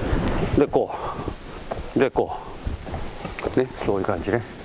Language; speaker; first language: Japanese; native; Japanese